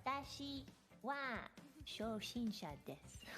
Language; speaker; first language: Japanese; non-native, learner; English